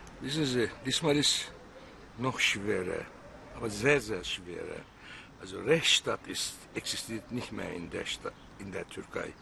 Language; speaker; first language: German; non-native, fluent; Turkish